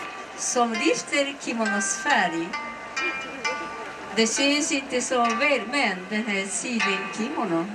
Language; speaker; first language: Swedish; non-native, learner; Japanese